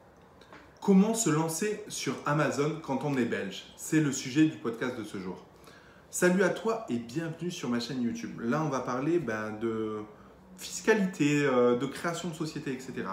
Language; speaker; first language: French; native; French